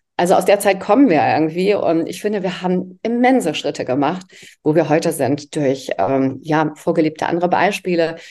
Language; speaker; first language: German; early bilingual, other home language; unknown